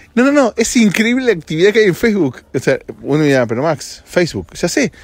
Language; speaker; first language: Spanish; native; Spanish